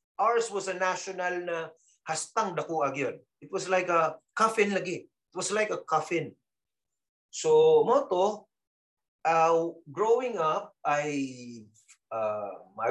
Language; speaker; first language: English; non-native, local second language; Cebuano